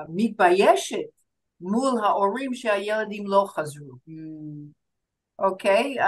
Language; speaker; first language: Hebrew; non-native, fluent; English